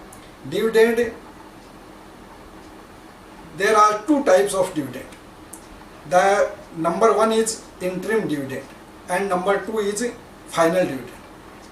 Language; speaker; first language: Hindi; native; Hindi